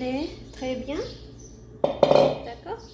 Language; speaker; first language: French; non-native, learner; Spanish